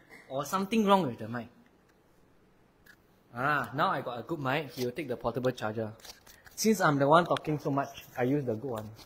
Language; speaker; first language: English; non-native, local second language; Chinese